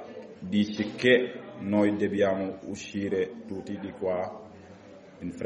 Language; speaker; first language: Italian; non-native, learner; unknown